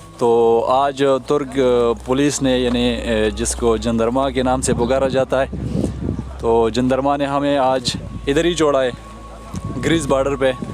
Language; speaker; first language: Urdu; non-native, local second language; Pashto